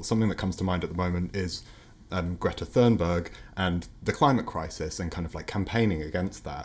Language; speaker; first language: English; native; English